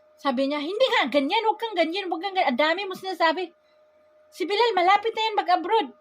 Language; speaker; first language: Filipino; non-native, local second language; Cebuano